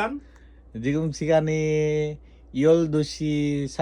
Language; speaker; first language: Korean; non-native, learner; Bangla